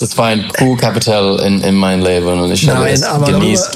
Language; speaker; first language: German; non-native, fluent; English